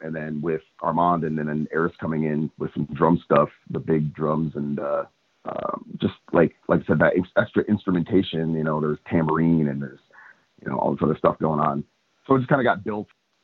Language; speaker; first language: English; native; English